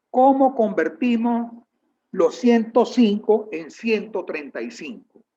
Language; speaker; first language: Spanish; native; Spanish